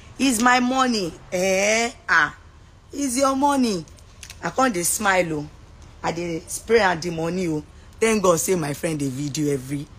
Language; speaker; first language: Nigerian Pidgin; non-native, local second language; Yoruba